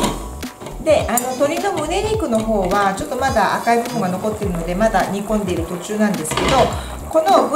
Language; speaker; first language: Japanese; native; Japanese